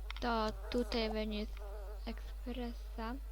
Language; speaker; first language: Polish; native; Polish